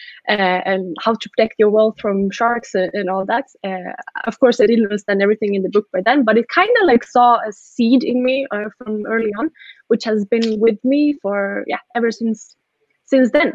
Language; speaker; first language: English; non-native, fluent; Swedish